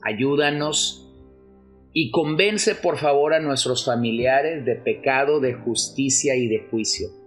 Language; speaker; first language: Spanish; native; Spanish